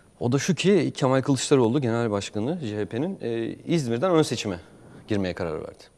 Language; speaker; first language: Turkish; native; Turkish